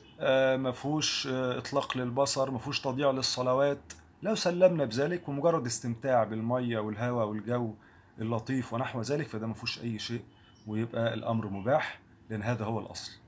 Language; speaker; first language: Arabic; native; Arabic